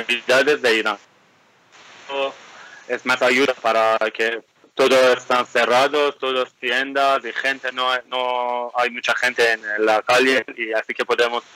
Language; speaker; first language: Spanish; non-native, fluent; Persian